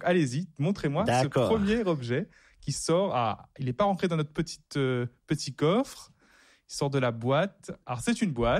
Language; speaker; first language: French; native; French